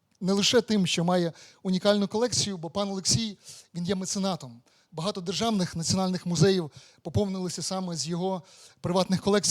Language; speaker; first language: Ukrainian; native; Ukrainian